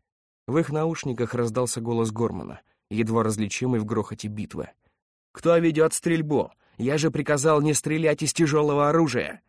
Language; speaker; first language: Russian; native; Russian